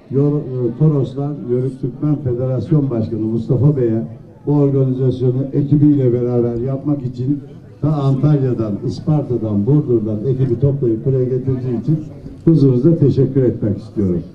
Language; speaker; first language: Turkish; native; Turkish